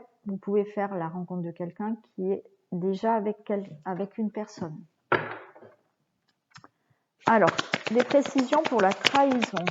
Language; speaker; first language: French; native; French